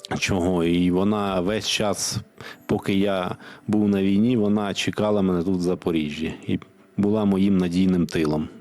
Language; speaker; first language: Ukrainian; non-native, local second language; Russian